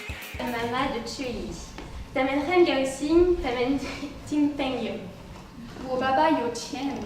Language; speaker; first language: Chinese; non-native, learner; French